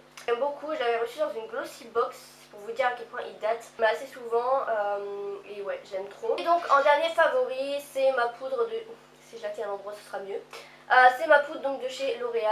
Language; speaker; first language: French; native; French